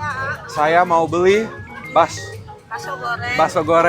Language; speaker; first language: Indonesian; non-native, learner; Czech